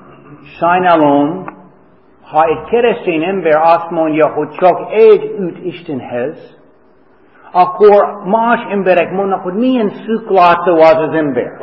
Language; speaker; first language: Hungarian; non-native, fluent; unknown